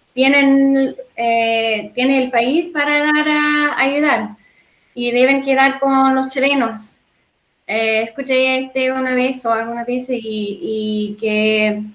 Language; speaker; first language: Spanish; non-native, learner; English